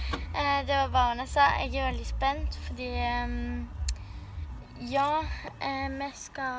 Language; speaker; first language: Norwegian; early bilingual, other home language; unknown